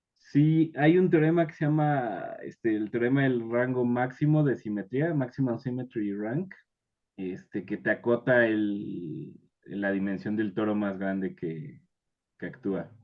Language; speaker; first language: Spanish; native; Spanish